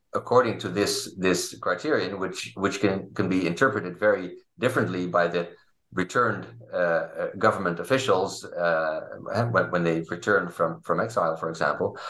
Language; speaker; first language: English; non-native, fluent; Dutch